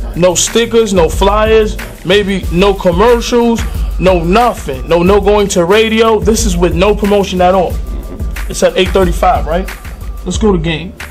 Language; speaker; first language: English; native; English